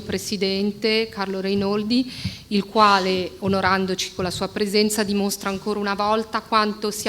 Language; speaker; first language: Italian; native; Italian